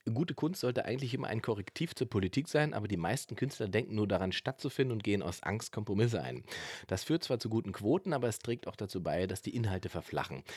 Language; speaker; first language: German; native; German